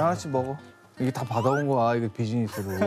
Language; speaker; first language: Korean; native; Korean